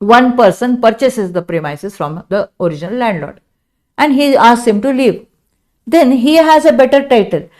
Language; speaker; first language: English; non-native, local second language; Kannada